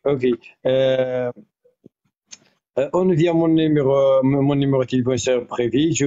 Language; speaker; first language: French; non-native, learner; Arabic